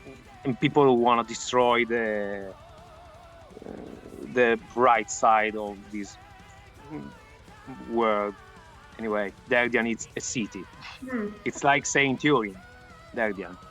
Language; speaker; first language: English; non-native, fluent; Italian